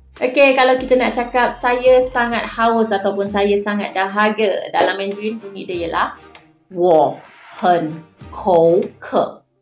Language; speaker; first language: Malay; native; Malay